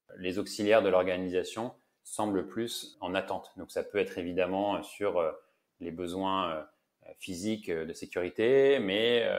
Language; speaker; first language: French; native; French